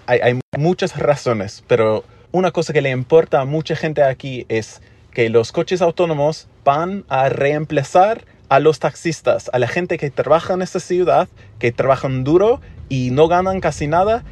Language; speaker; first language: Spanish; non-native, fluent; English